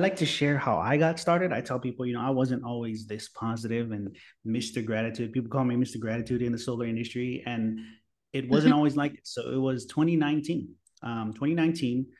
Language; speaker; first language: English; native; English